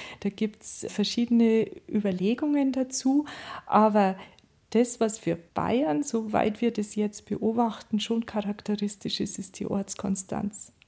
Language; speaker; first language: German; native; German